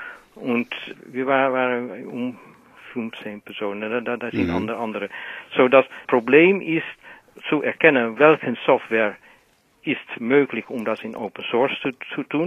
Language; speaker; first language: German; non-native, learner; Dutch